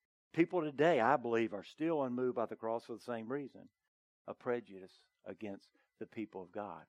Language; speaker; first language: English; native; English